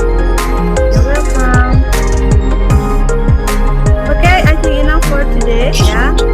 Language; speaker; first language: English; non-native, fluent; Indonesian